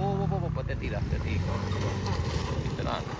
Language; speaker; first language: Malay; non-native, local second language; Minangkabau